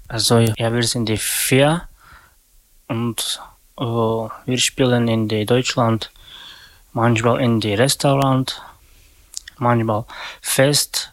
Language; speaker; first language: German; non-native, learner; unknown